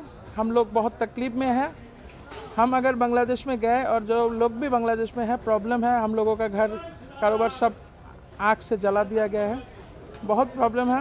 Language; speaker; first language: Hindi; non-native, fluent; Bangla